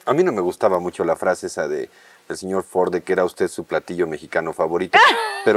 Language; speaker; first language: Spanish; native; Spanish